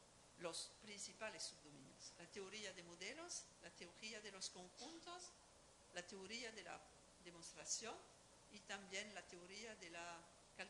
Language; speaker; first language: Spanish; non-native, fluent; French